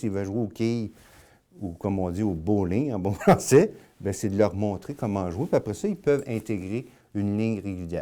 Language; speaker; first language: French; native; French